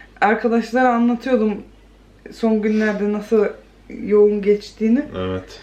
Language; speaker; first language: Turkish; early bilingual, heritage; Turkish